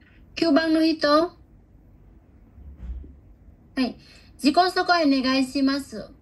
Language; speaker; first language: Japanese; non-native, fluent; Bangla